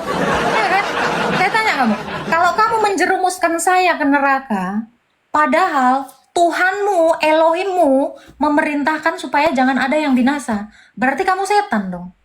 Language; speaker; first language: Indonesian; native; Indonesian